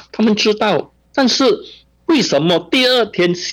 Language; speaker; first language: Chinese; non-native, local second language; Min Nan Chinese